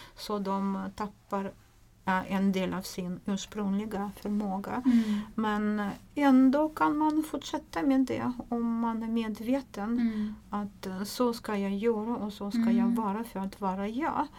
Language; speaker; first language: Swedish; non-native, fluent; Russian